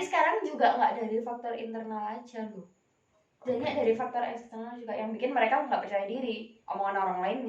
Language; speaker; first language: Indonesian; native; Indonesian